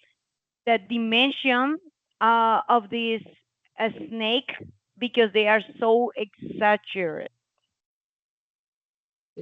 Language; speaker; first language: English; non-native, learner; Spanish